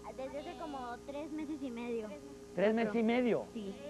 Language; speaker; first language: Spanish; native; Spanish